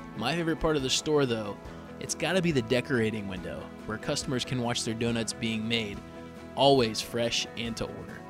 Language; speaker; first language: English; native; English